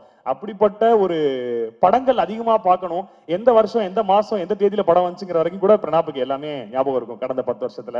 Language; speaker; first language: Tamil; native; Tamil